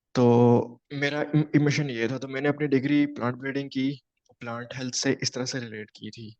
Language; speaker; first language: Urdu; non-native, local second language; Punjabi